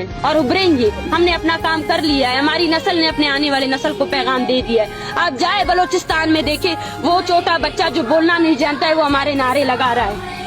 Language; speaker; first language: Urdu; non-native, local second language; Baluchi